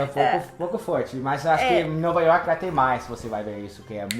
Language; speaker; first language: Portuguese; non-native, fluent; English